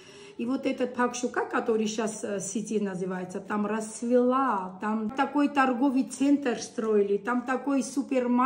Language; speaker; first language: Russian; non-native, local second language; Armenian